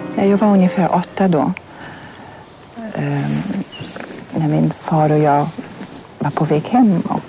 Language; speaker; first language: Swedish; non-native, fluent; German